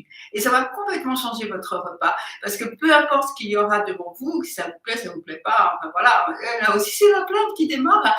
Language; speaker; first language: French; native; French